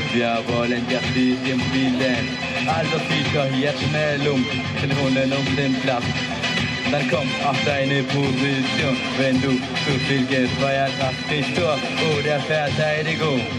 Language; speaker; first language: German; native; German